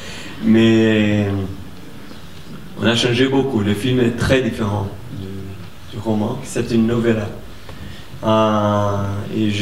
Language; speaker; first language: French; non-native, fluent; Portuguese